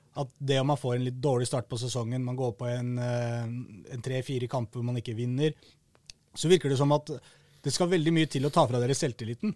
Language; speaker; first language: Norwegian; native; Norwegian